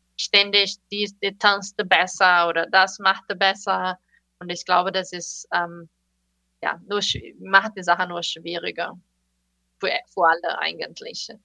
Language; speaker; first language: German; non-native, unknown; Portuguese